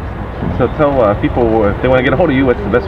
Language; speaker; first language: English; native; English